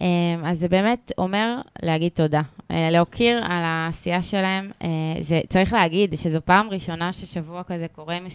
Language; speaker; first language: Hebrew; native; Hebrew